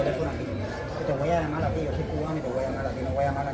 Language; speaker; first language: Spanish; native; Spanish